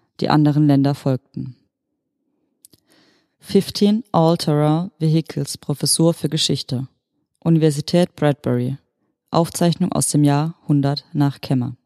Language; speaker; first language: German; native; German